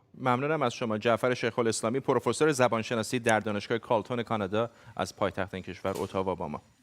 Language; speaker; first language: Persian; non-native, local second language; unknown